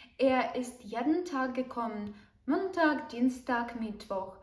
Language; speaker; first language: German; non-native, fluent; Ukrainian